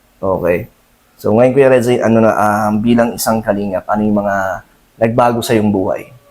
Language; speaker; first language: Filipino; native; Filipino